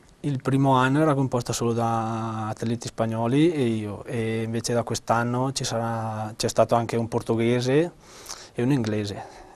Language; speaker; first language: Italian; native; Italian